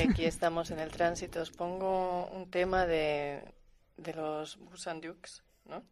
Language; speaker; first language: Spanish; native; Spanish